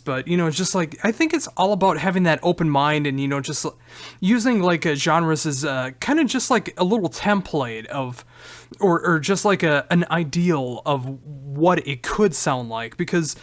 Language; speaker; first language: English; native; English